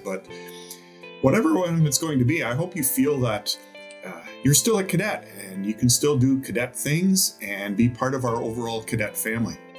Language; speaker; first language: English; native; English